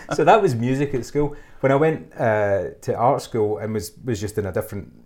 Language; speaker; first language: English; native; English